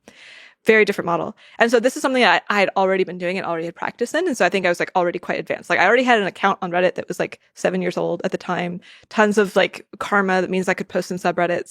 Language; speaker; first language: English; native; English